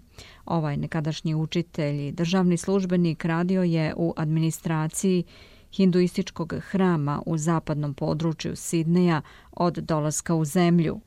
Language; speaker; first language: Serbian; native; Serbian